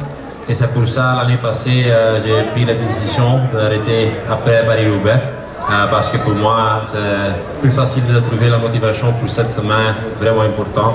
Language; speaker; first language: French; non-native, local second language; Dutch